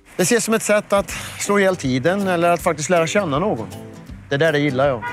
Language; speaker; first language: Swedish; native; Swedish